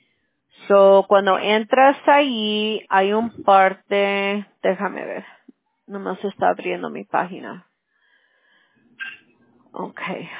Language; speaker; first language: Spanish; early bilingual, heritage; Spanish